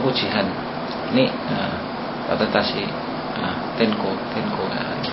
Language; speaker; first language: Japanese; non-native, learner; Indonesian